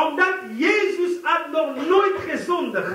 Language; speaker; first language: Dutch; non-native, fluent; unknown